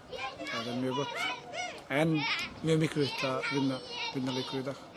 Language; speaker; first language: Icelandic; non-native, learner; Serbian